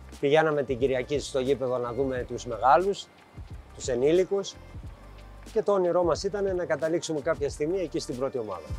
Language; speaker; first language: Greek; early bilingual, heritage; Greek